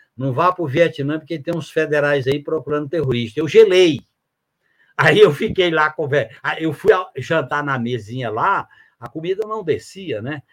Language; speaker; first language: Portuguese; native; Portuguese